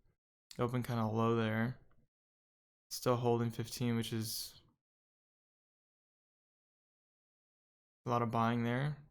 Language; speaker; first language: English; native; English